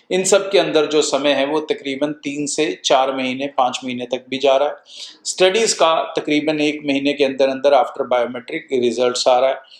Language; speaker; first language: Hindi; non-native, local second language; Punjabi